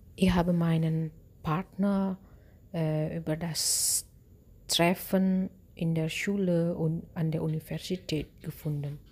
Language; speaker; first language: German; non-native, learner; Indonesian